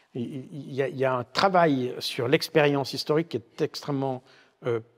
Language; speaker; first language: French; native; French